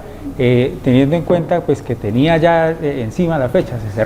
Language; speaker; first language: Spanish; native; Spanish